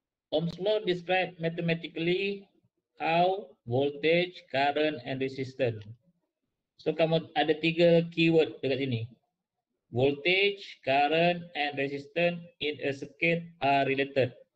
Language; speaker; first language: English; non-native, local second language; Malay